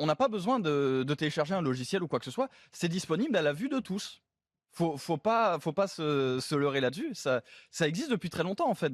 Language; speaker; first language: French; native; French